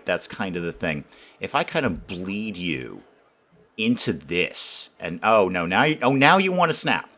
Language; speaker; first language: English; native; English